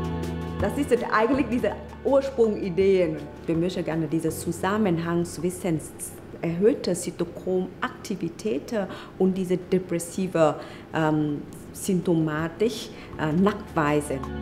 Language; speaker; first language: German; non-native, fluent; Vietnamese